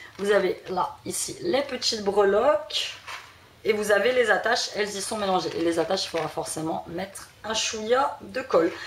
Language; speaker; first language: French; early bilingual, other home language; Portuguese